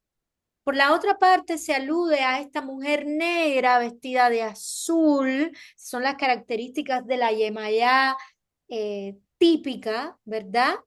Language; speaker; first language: Spanish; native; Spanish